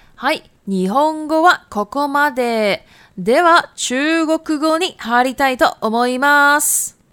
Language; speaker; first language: Japanese; non-native, fluent; Chinese